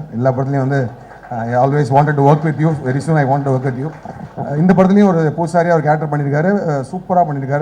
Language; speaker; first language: Tamil; native; Tamil